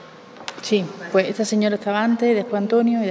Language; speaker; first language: Spanish; native; Spanish